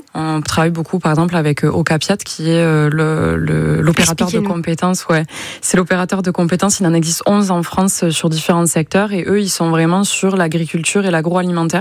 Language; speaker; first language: French; native; French